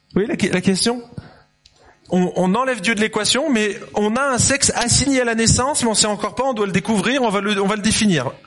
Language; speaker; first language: French; native; French